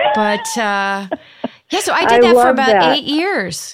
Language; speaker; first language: English; native; English